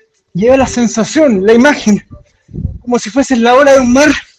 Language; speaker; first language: Spanish; native; Spanish